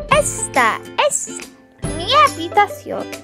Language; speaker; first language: Spanish; non-native, learner; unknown